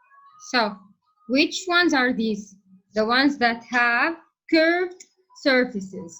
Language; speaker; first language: English; non-native, fluent; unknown